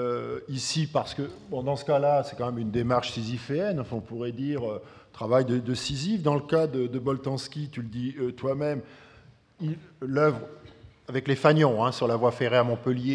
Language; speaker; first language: French; native; French